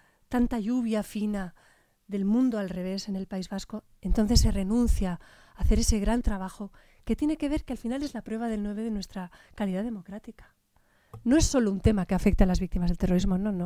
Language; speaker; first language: Spanish; native; Spanish